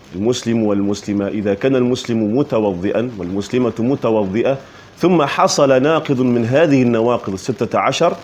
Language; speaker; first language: Arabic; native; Arabic